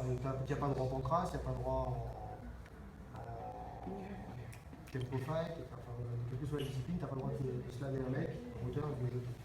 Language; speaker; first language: French; native; French